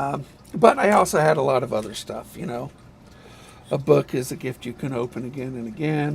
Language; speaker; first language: English; native; English